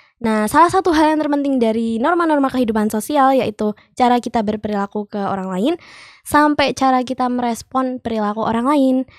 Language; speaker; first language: Indonesian; native; Indonesian